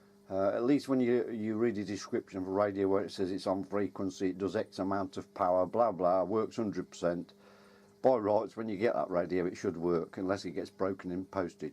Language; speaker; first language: English; native; English